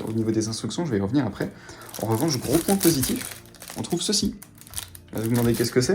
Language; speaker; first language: French; native; French